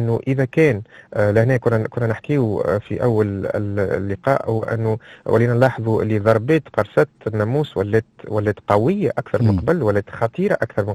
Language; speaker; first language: Arabic; native; Arabic